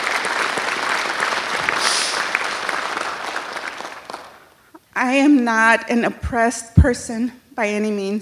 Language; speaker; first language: English; early bilingual, other home language; Spanish